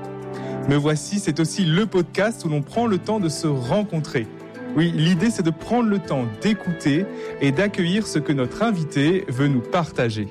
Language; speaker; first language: French; native; French